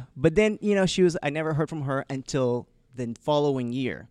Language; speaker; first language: English; early bilingual, other home language; Chinese